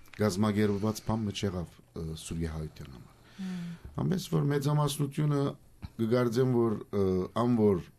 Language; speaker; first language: Armenian; early bilingual, heritage; Armenian